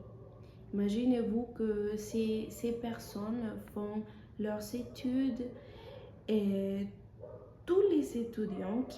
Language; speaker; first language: French; non-native, fluent; Spanish